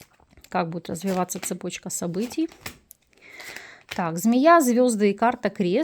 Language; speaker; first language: Russian; native; Russian